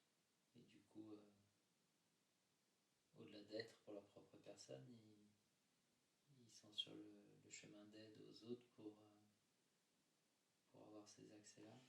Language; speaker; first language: French; native; French